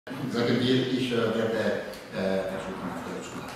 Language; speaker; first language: German; non-native, local second language; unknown